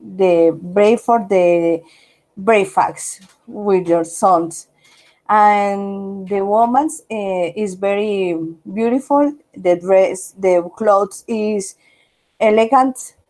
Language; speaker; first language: English; non-native, learner; Spanish